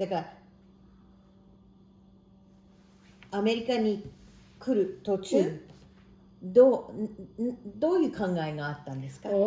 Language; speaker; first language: Japanese; early bilingual, heritage; Japanese